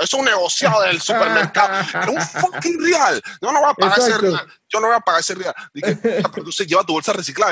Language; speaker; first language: Spanish; native; Spanish